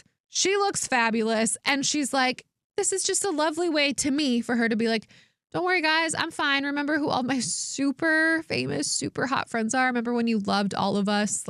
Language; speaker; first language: English; native; English